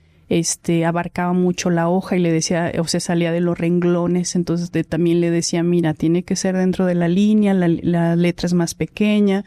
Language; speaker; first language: Spanish; native; Spanish